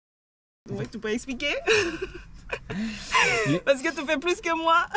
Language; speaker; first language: French; non-native, learner; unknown